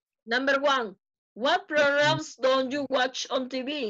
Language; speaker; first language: English; non-native, fluent; Spanish